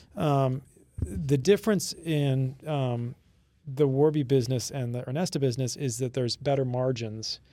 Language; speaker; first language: English; native; English